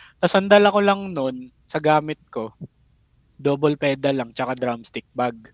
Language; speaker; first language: Filipino; non-native, local second language; Cebuano